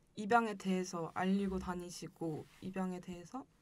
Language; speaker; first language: Korean; native; Korean